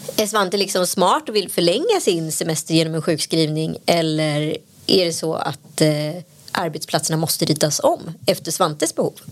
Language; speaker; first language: Swedish; native; Swedish